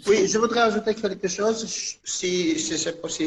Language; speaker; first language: French; non-native, fluent; Armenian